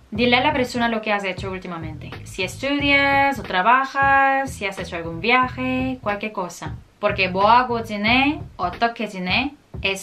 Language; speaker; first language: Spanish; non-native, fluent; Korean